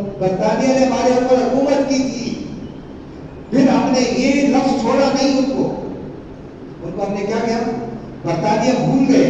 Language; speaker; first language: Urdu; non-native, local second language; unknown